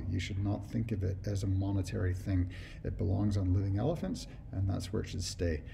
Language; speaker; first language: English; native; English